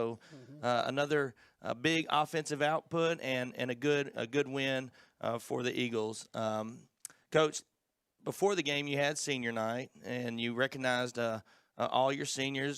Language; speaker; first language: English; native; English